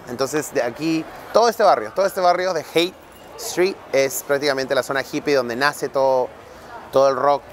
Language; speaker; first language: Spanish; native; Spanish